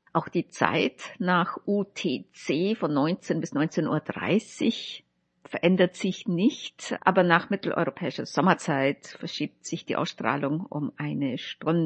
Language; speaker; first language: German; native; German